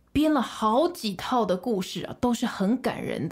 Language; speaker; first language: Chinese; native; Chinese